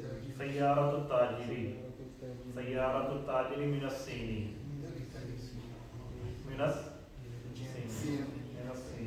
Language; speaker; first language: Arabic; non-native, fluent; Urdu